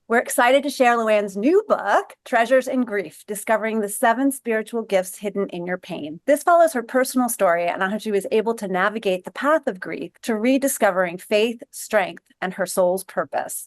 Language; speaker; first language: English; native; English